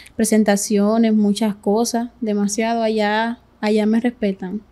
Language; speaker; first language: Spanish; native; Spanish